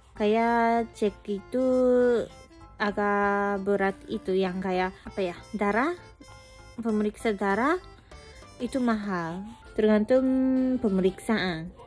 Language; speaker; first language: Indonesian; non-native, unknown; Japanese